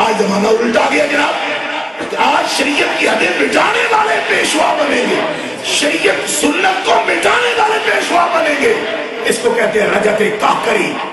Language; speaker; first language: Urdu; native; Urdu